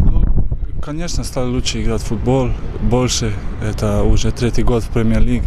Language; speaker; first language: Russian; non-native, fluent; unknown